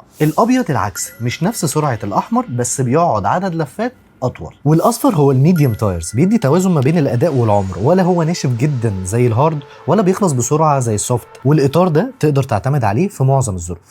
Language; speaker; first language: Arabic; native; Arabic